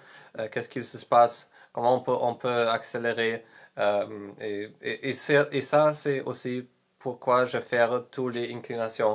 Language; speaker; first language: French; non-native, learner; Polish